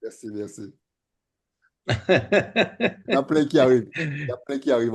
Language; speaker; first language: French; native; French